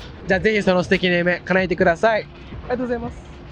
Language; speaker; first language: Japanese; native; Japanese